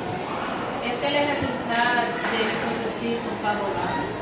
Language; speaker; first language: French; non-native, learner; Spanish